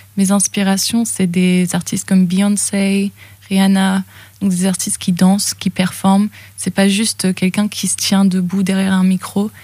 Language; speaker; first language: French; early bilingual, other home language; English